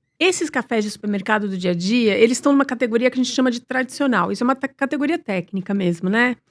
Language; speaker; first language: Portuguese; native; Portuguese